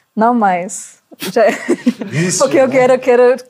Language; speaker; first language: Portuguese; non-native, fluent; German